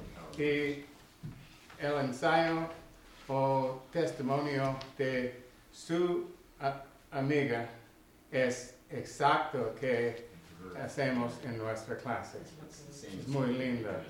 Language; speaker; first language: Spanish; non-native, learner; English